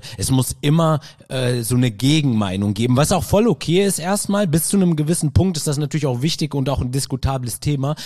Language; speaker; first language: German; early bilingual, other home language; Arabic